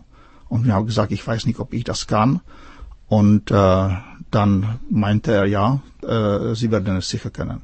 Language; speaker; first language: German; non-native, fluent; Czech